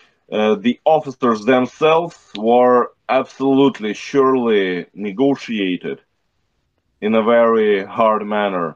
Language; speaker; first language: English; non-native, fluent; Russian